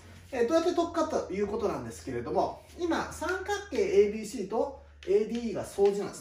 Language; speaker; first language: Japanese; native; Japanese